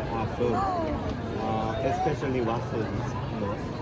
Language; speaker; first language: English; non-native, learner; Korean